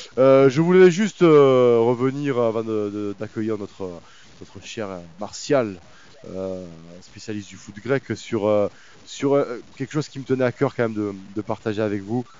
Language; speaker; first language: French; native; French